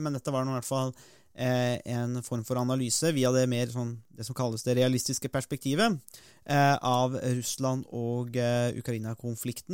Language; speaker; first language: Norwegian; native; Norwegian